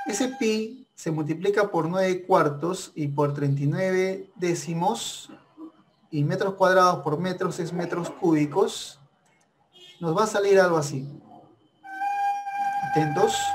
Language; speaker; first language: Spanish; native; Spanish